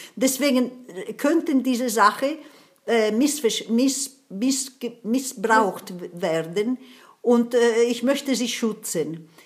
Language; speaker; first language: German; non-native, fluent; Italian